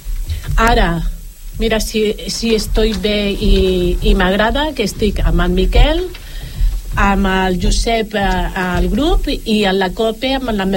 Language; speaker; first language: Catalan; non-native, local second language; Spanish